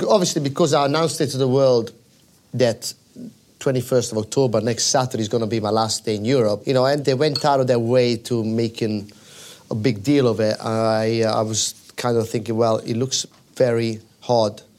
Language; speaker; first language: English; non-native, fluent; Italian